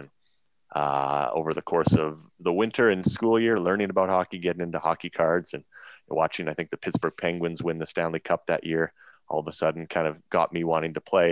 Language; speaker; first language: English; native; English